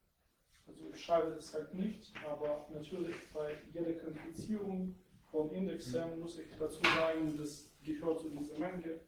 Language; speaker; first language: German; non-native, fluent; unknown